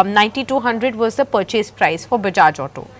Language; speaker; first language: English; non-native, local second language; Hindi